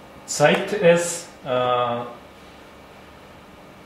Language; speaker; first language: German; non-native, learner; Russian